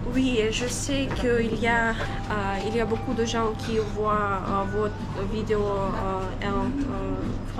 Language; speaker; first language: French; non-native, learner; Russian